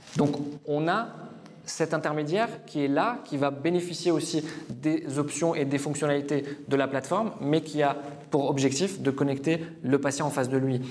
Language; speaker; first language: French; non-native, fluent; Arabic